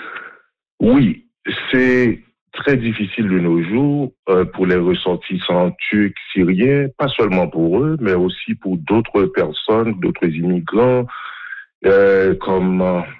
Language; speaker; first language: French; non-native, local second language; Haitian Creole